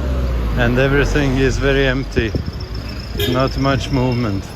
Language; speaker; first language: English; non-native, fluent; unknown